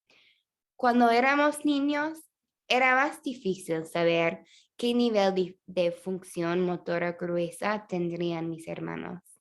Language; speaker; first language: Spanish; non-native, fluent; English